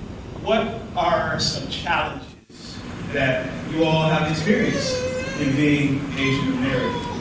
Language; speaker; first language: English; native; English